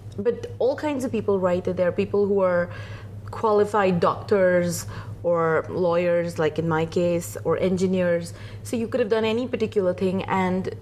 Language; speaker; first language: English; non-native, local second language; Hindi